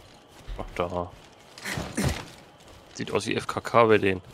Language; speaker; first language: German; native; German